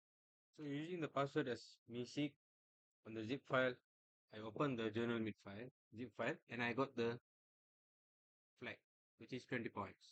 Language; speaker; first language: English; non-native, local second language; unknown